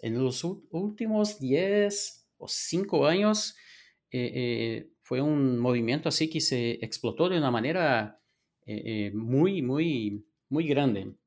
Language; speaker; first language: Spanish; non-native, fluent; Portuguese